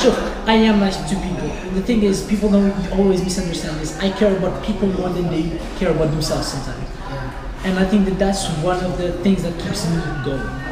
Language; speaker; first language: English; non-native, fluent; Arabic